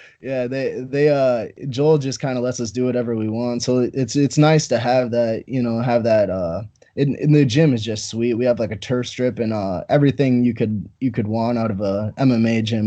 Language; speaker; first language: English; native; English